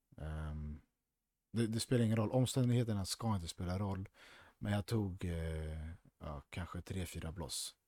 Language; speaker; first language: Swedish; early bilingual, other home language; Spanish